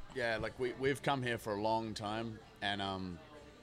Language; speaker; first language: English; native; English